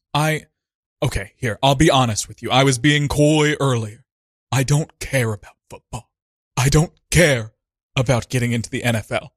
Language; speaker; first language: English; native; English